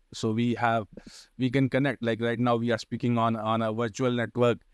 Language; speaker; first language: English; non-native, local second language; Hindi